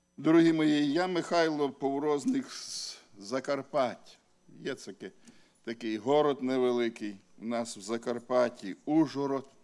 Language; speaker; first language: Ukrainian; native; Ukrainian